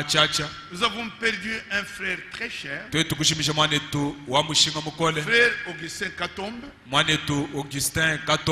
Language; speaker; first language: French; non-native, local second language; Luba-Lulua